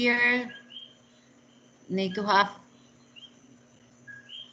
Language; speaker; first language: English; non-native, learner; Spanish